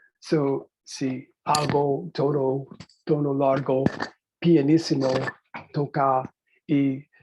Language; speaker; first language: Spanish; non-native, learner; English